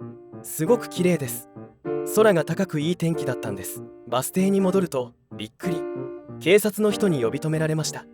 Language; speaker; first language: Japanese; native; Japanese